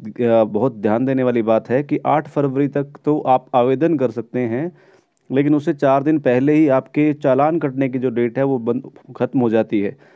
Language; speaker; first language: Hindi; native; Hindi